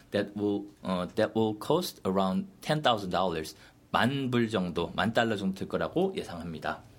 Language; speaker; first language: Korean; non-native, fluent; English